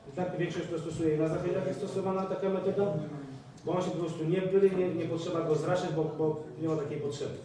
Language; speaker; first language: Polish; native; Polish